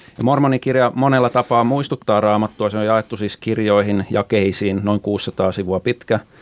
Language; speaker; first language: Finnish; native; Finnish